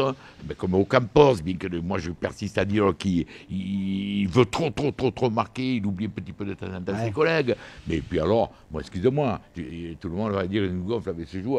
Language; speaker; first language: French; native; French